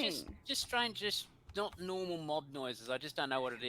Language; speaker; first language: English; native; English